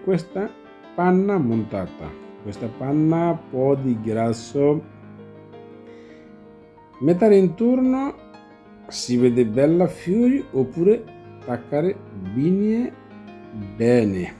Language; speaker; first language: Italian; non-native, learner; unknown